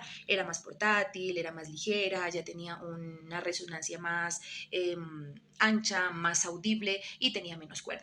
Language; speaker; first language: Spanish; native; Spanish